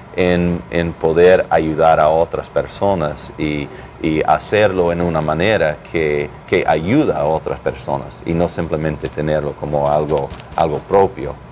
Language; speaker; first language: Spanish; non-native, fluent; English